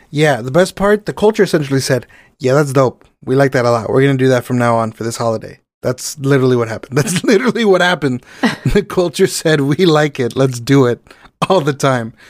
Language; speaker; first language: English; non-native, fluent; Spanish